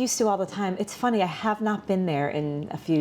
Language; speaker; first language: English; native; English